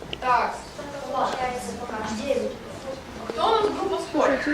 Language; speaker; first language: Russian; native; Russian